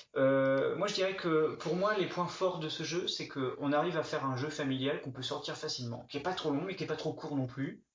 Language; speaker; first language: French; native; French